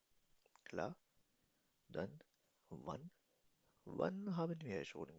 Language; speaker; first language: German; non-native, fluent; Urdu